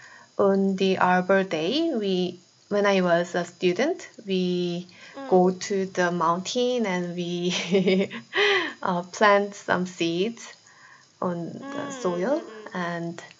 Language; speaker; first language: English; non-native, fluent; Korean